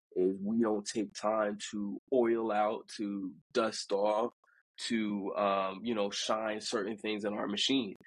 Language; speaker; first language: English; early bilingual, other home language; Haitian Creole